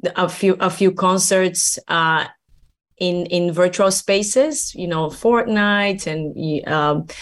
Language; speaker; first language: English; non-native, fluent; Portuguese